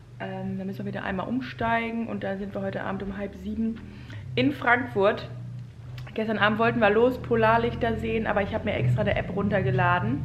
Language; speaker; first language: German; native; German